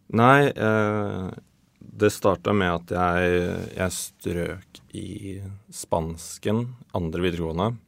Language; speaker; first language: Norwegian; early bilingual, other home language; Swedish